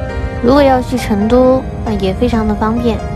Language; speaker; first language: Chinese; native; Chinese